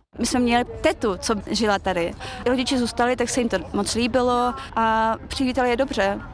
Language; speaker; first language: Czech; early bilingual, other home language; Chechen